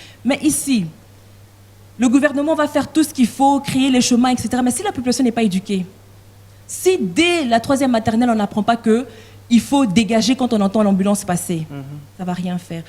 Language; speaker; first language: French; non-native, local second language; Lingala